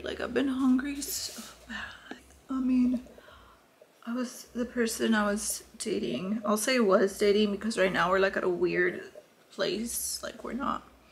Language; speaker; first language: English; early bilingual, other home language; Spanish